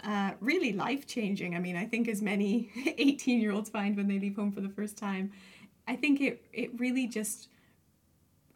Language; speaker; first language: English; native; English